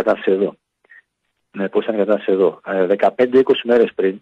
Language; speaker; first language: Greek; native; Greek